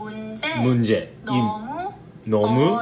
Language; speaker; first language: Korean; non-native, learner; English